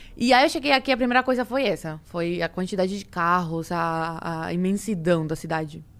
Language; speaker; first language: Portuguese; early bilingual, other home language; Spanish